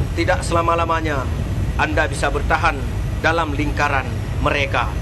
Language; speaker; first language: Malay; non-native, local second language; Achinese